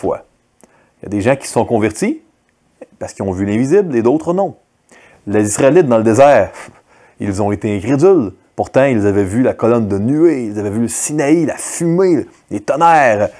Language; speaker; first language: French; native; French